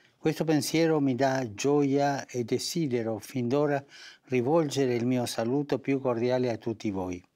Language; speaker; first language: Italian; early bilingual, heritage; Spanish